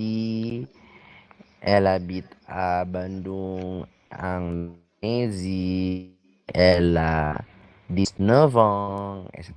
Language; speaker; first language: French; non-native, fluent; Indonesian